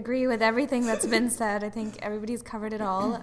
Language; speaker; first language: English; non-native, local second language; Tamil